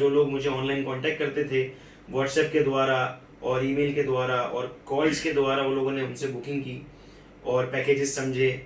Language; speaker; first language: Hindi; native; Hindi